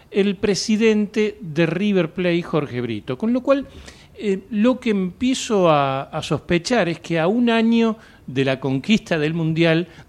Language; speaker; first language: Spanish; native; Spanish